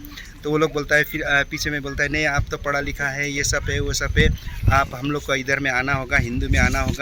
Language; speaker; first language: Hindi; non-native, local second language; Nepali